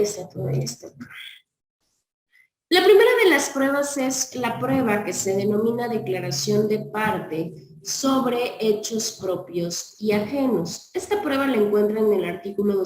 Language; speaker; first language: Spanish; native; Spanish